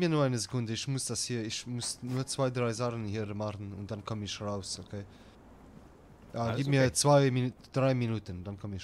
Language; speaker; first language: German; non-native, learner; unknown